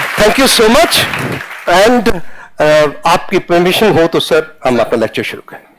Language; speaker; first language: Hindi; non-native, local second language; Punjabi